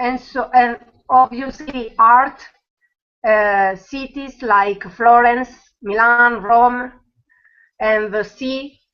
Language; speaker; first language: English; non-native, learner; Italian